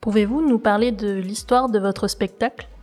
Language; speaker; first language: French; native; French